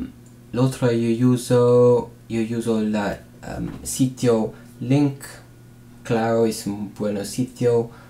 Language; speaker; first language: Spanish; non-native, learner; English